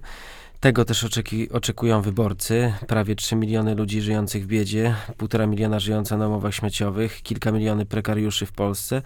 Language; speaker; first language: Polish; native; Polish